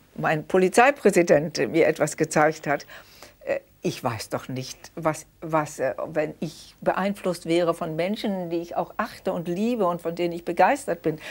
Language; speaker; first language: German; early bilingual, other home language; Danish